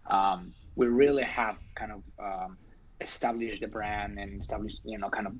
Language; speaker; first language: English; non-native, fluent; Spanish